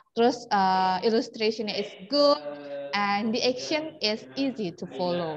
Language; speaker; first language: English; non-native, fluent; Indonesian